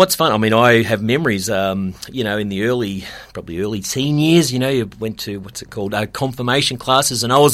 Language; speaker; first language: English; native; English